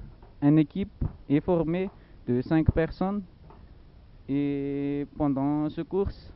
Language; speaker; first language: French; non-native, local second language; Malagasy